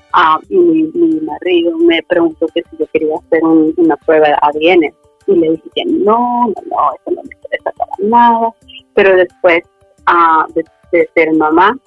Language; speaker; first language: Spanish; early bilingual, other home language; Swedish